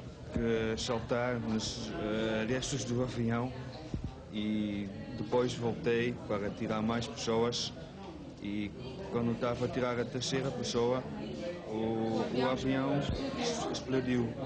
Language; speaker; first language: Portuguese; non-native, learner; Dutch